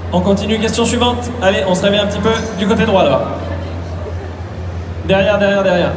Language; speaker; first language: French; native; French